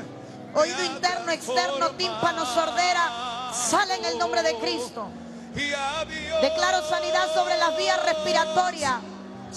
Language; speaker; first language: Spanish; native; Spanish